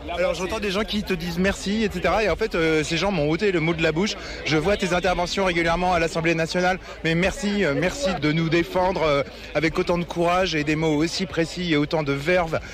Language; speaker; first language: French; native; French